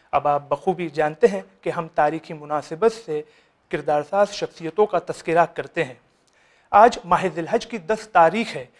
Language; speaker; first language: Urdu; native; Urdu